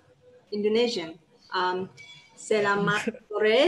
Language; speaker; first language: Indonesian; non-native, learner; Vietnamese